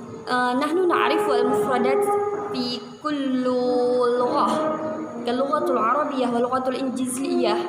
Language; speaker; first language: Arabic; non-native, learner; Indonesian